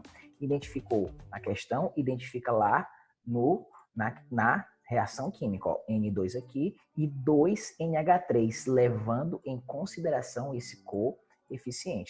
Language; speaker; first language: Portuguese; native; Portuguese